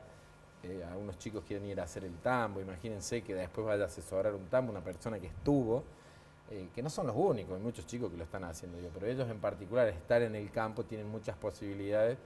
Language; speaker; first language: Spanish; native; Spanish